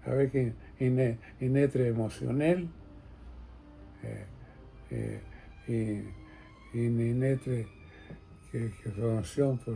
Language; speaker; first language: French; non-native, fluent; Spanish